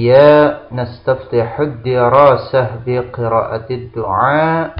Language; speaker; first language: Arabic; non-native, fluent; Indonesian